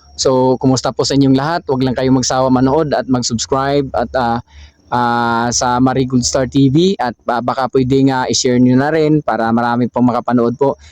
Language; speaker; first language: Filipino; non-native, local second language; Cebuano